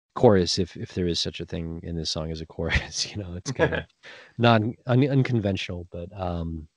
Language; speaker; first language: English; native; English